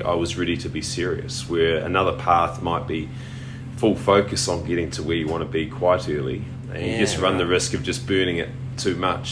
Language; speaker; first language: English; native; English